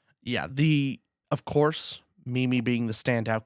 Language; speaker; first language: English; native; English